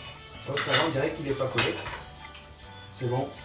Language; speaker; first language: French; non-native, learner; Spanish